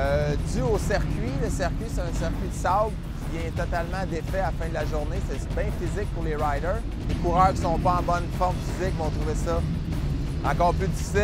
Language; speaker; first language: French; native; French